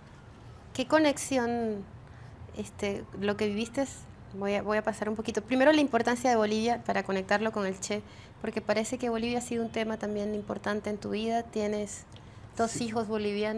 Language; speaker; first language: Spanish; native; Spanish